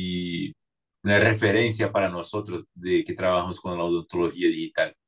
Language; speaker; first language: Spanish; non-native, fluent; Portuguese